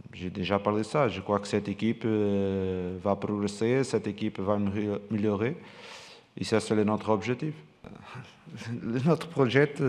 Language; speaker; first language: French; non-native, fluent; Portuguese